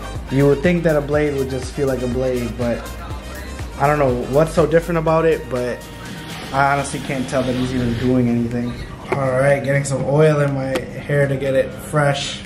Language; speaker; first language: English; early bilingual, other home language; Urdu